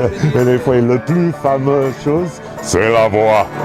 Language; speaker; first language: French; non-native, fluent; English